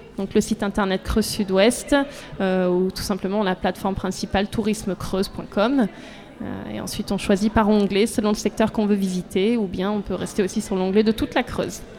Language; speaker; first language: French; native; French